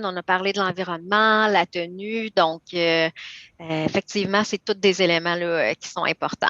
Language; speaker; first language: French; native; French